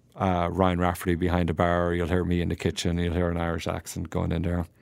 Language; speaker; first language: English; native; English